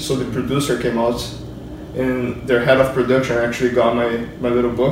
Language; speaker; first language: English; non-native, fluent; Portuguese